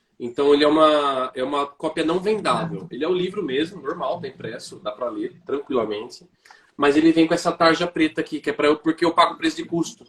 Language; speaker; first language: Portuguese; native; Portuguese